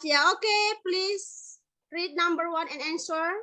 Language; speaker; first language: English; non-native, fluent; Indonesian